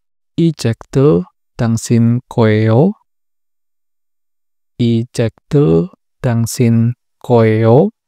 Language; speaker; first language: Korean; non-native, fluent; Indonesian